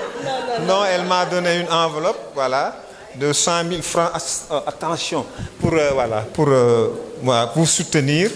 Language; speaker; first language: French; non-native, local second language; Wolof